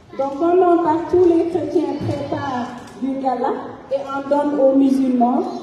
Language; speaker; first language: French; non-native, local second language; Fula